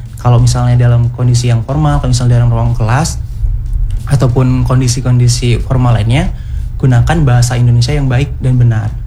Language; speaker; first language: Indonesian; non-native, local second language; Javanese